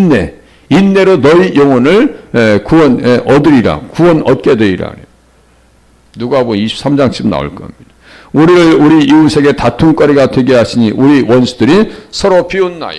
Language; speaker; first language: Korean; native; Korean